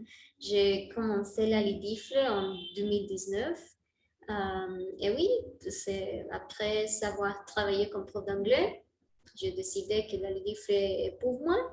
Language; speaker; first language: French; non-native, learner; Spanish